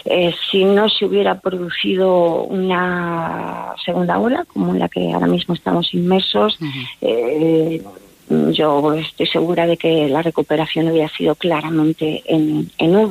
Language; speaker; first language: Spanish; native; Spanish